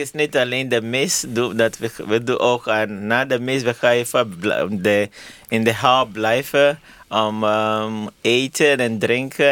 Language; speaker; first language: Dutch; non-native, learner; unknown